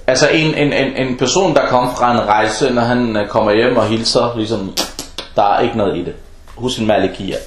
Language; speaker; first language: Danish; non-native, fluent; Arabic